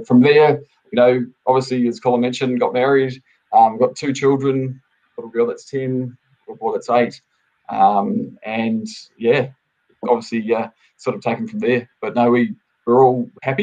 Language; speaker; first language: English; native; English